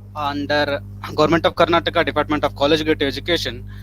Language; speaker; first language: English; non-native, local second language; Kannada